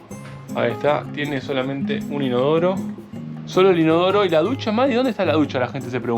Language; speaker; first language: Spanish; native; Spanish